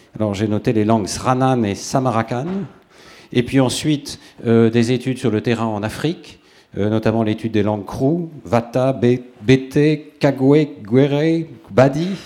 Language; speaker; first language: French; native; French